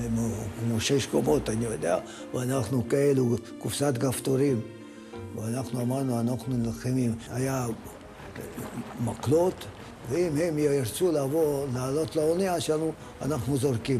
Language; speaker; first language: Hebrew; non-native, fluent; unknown